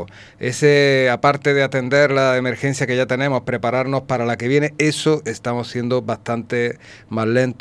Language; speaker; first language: Spanish; native; Spanish